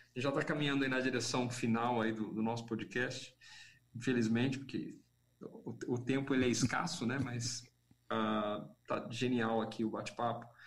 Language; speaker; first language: Portuguese; native; Portuguese